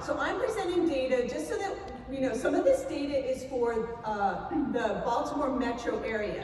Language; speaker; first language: English; native; English